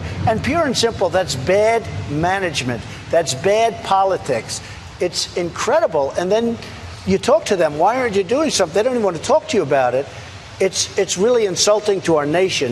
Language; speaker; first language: English; native; English